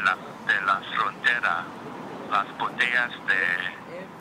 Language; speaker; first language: Spanish; non-native, learner; English